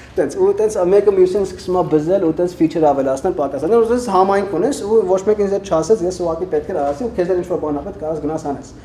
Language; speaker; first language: Armenian; early bilingual, heritage; Armenian